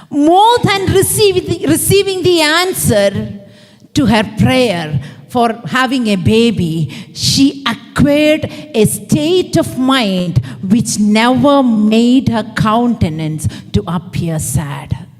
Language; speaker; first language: English; non-native, local second language; Malayalam